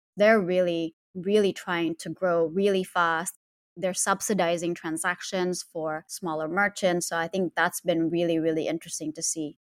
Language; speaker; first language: English; non-native, fluent; Indonesian